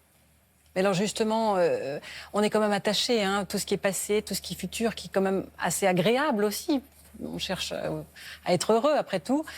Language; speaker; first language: French; native; French